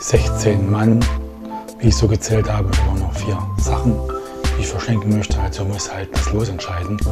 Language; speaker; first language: German; native; German